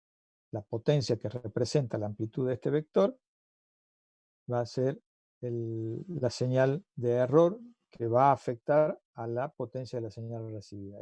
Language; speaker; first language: Spanish; native; Spanish